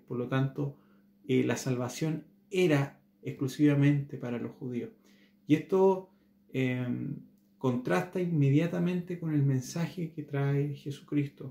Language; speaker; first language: Spanish; native; Spanish